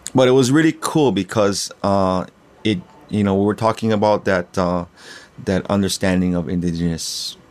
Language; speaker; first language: English; native; English